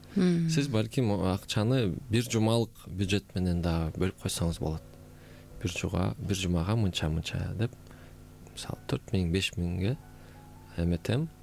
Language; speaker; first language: Kyrgyz; native; Kyrgyz